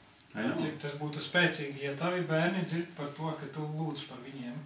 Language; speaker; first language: Latvian; native; Latvian